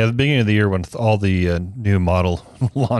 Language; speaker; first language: English; native; English